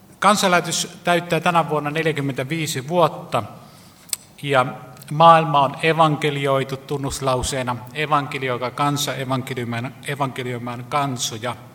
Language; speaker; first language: Finnish; native; Finnish